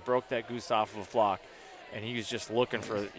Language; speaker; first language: English; native; English